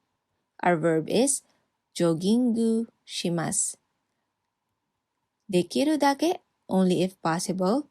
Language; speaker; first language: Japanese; non-native, fluent; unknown